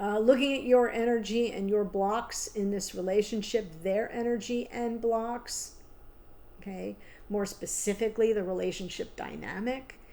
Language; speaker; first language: English; native; English